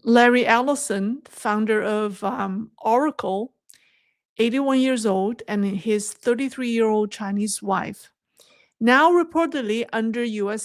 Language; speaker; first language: English; non-native, fluent; Chinese